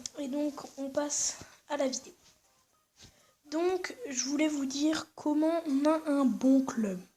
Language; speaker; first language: French; native; French